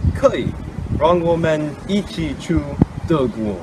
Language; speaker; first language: Chinese; non-native, learner; English